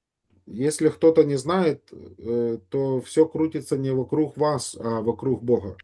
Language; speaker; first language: Russian; native; Russian